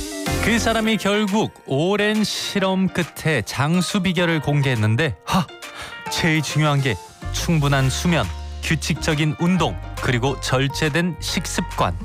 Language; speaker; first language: Korean; native; Korean